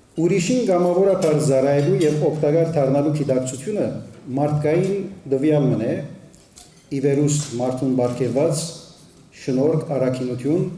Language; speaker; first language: Armenian; early bilingual, heritage; Armenian